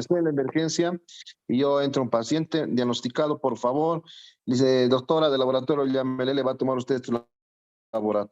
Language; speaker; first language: Spanish; native; Spanish